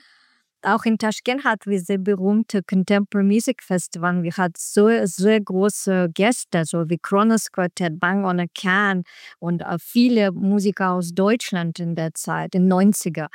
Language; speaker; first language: German; non-native, learner; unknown